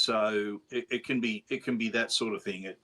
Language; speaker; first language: English; native; English